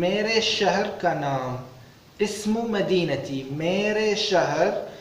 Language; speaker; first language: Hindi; non-native, learner; Arabic